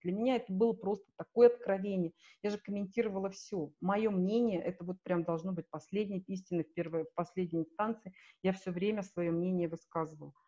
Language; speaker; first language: Russian; native; Russian